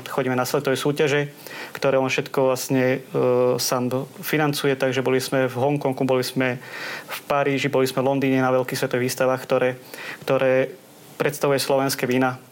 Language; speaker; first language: Slovak; native; Slovak